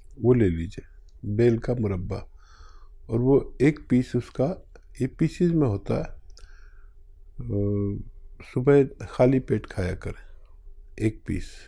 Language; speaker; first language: Hindi; native; Hindi